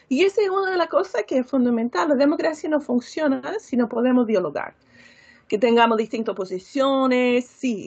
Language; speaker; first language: Spanish; non-native, fluent; English